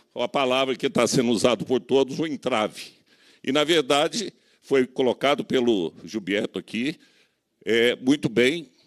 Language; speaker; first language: Portuguese; native; Portuguese